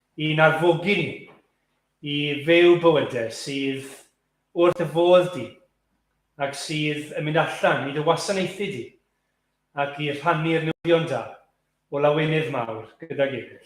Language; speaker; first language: Welsh; native; Welsh